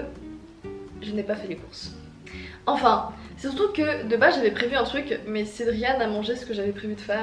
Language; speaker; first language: French; native; French